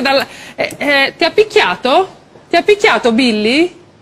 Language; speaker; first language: Italian; native; Italian